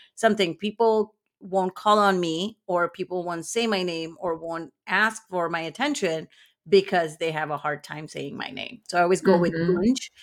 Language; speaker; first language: English; non-native, local second language; Gujarati